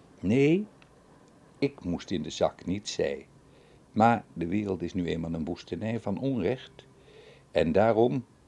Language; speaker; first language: Dutch; native; Dutch